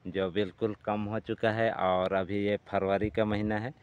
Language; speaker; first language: Hindi; native; Hindi